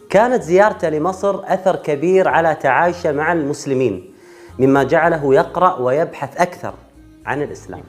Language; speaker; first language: Arabic; native; Arabic